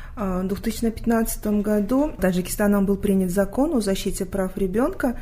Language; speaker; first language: Russian; non-native, local second language; Tajik